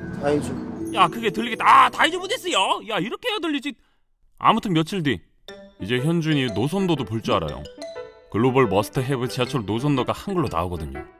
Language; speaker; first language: Korean; native; Korean